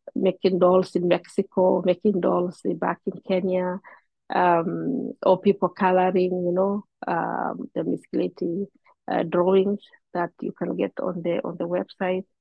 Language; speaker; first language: English; non-native, local second language; Somali